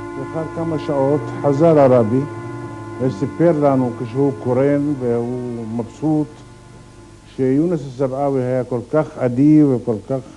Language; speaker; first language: Hebrew; non-native, fluent; Arabic